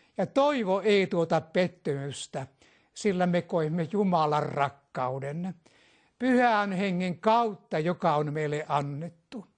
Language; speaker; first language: Finnish; native; Finnish